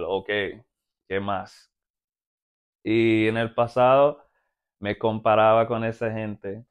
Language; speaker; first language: Spanish; non-native, fluent; English